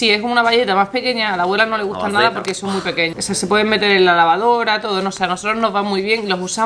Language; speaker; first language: Spanish; native; Spanish